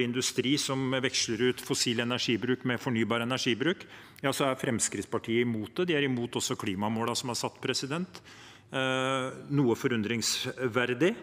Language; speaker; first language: Norwegian; native; Norwegian